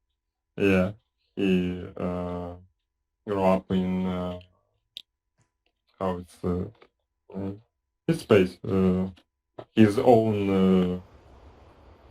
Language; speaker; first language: English; non-native, learner; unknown